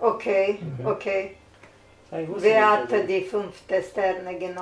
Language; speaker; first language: German; non-native, learner; Italian